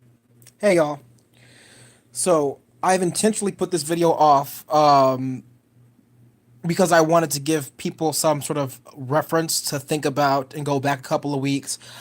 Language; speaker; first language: English; native; English